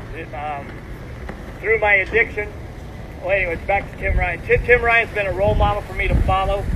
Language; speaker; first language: English; native; English